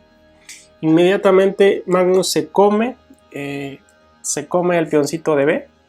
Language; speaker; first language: Spanish; native; Spanish